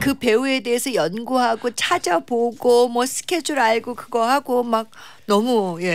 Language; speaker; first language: Korean; native; Korean